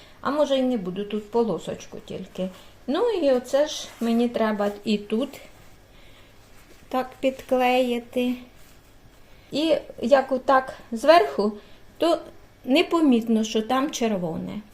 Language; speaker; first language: Ukrainian; native; Ukrainian